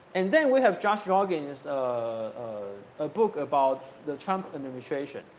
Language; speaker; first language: English; non-native, fluent; Chinese